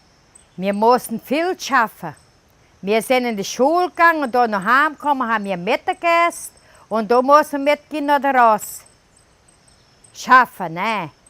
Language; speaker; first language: German; early bilingual, heritage; German